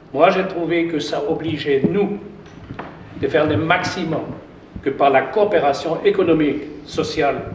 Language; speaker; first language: French; non-native, fluent; German